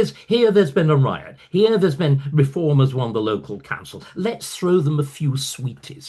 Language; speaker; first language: English; native; English